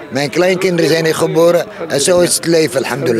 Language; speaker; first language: Dutch; early bilingual, other home language; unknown